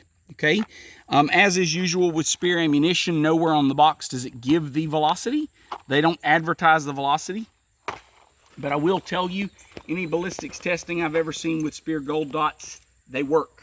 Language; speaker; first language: English; native; English